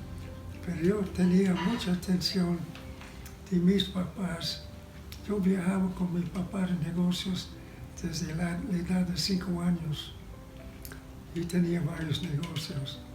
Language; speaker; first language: Spanish; non-native, fluent; English